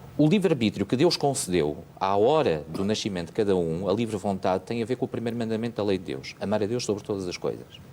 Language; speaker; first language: Portuguese; native; Portuguese